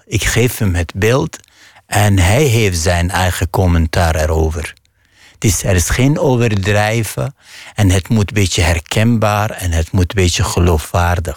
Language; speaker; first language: Dutch; non-native, fluent; Arabic